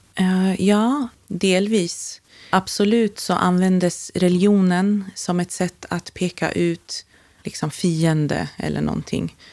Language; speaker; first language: Swedish; native; Swedish